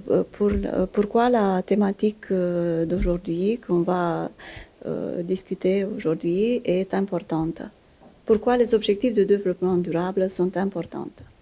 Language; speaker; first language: French; non-native, fluent; Romanian